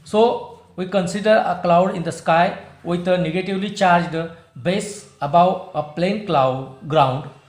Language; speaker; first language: English; non-native, local second language; Marathi